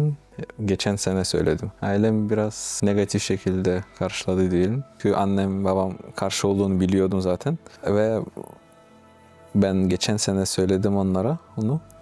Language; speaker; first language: Turkish; non-native, fluent; Russian